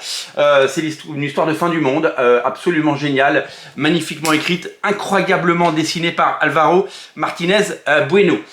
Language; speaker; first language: French; native; French